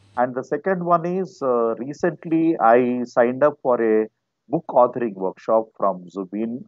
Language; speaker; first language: English; non-native, local second language; Telugu